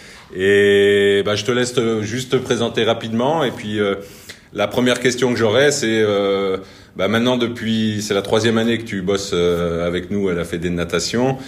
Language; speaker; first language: French; native; French